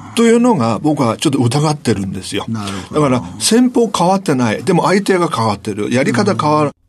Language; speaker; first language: Japanese; non-native, fluent; Chinese